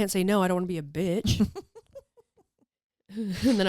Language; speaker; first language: English; native; English